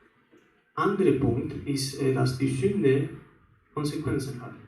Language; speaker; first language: German; non-native, fluent; Spanish